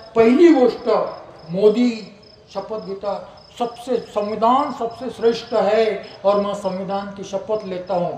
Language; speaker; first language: Hindi; non-native, local second language; Marathi